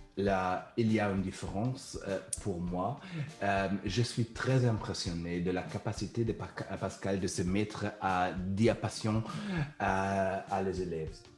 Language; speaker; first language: French; non-native, learner; German